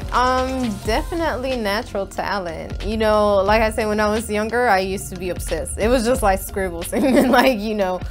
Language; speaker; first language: English; native; English